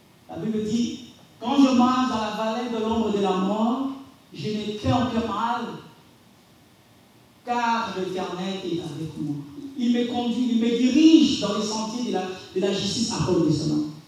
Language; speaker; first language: French; non-native, local second language; Lingala